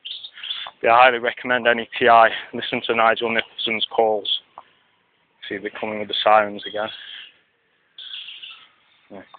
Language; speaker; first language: English; native; English